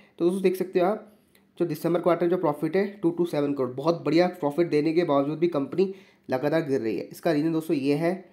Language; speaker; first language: Hindi; native; Hindi